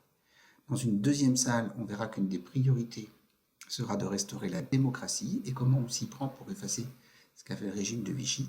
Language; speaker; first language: French; native; French